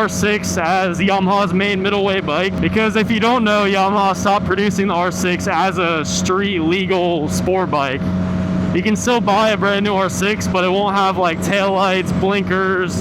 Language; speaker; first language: English; native; English